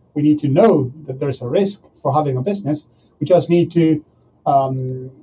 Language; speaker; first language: English; non-native, fluent; Spanish